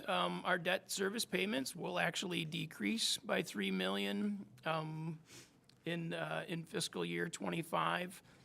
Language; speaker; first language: English; native; English